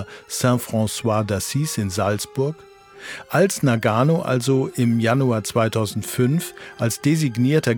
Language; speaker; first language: German; native; German